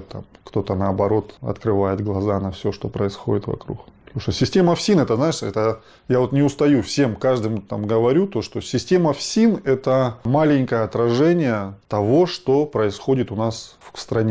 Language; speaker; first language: Russian; native; Russian